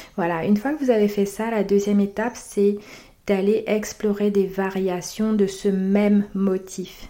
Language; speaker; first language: French; native; French